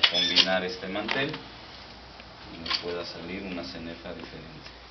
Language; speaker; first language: Spanish; native; Spanish